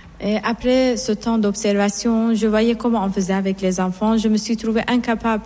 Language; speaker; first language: French; non-native, fluent; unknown